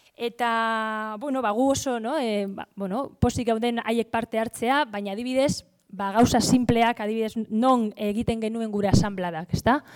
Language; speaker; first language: Basque; non-native, local second language; Spanish